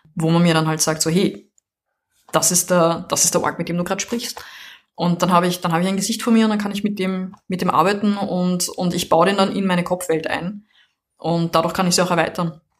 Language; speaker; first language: German; native; German